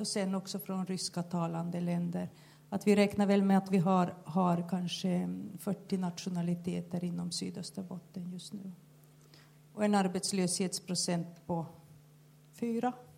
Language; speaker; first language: Swedish; native; Swedish